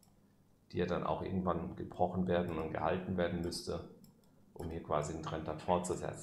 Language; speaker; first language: German; native; German